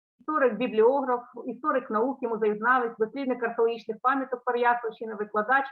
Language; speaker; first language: Ukrainian; native; Ukrainian